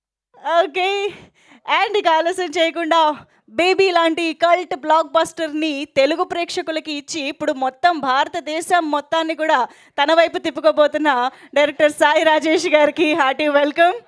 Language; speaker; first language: Telugu; native; Telugu